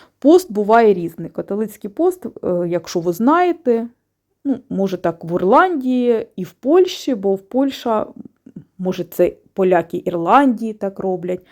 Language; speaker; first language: Ukrainian; non-native, local second language; Russian